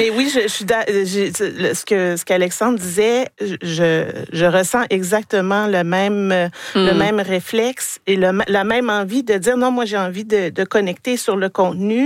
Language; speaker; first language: French; native; French